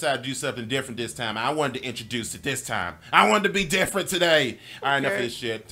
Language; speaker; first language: English; native; English